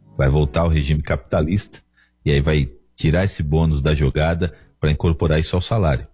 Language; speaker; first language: Portuguese; native; Portuguese